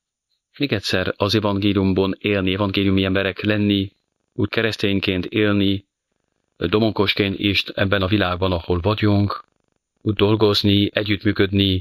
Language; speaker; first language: Hungarian; non-native, fluent; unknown